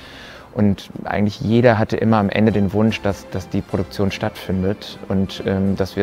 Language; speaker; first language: German; native; German